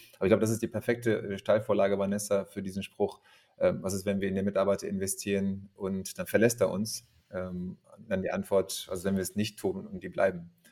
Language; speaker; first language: German; native; German